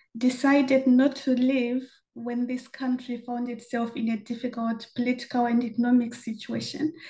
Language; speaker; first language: English; non-native, local second language; Shona